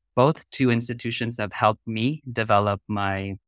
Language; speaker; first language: English; non-native, local second language; Filipino